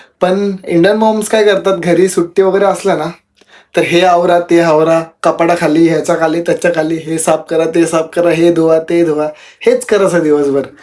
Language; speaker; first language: Marathi; non-native, local second language; Telugu